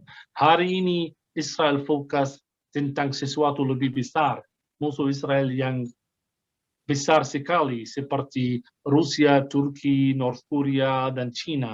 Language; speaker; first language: Indonesian; non-native, fluent; Arabic